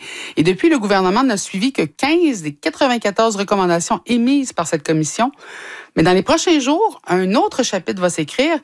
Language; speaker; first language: French; native; French